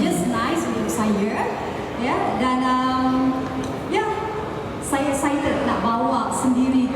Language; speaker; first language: Malay; native; Malay